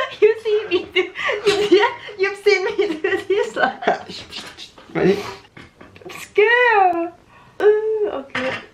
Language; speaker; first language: English; non-native, fluent; Thai